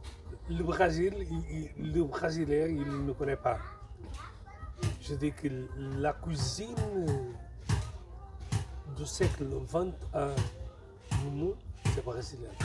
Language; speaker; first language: French; non-native, learner; Portuguese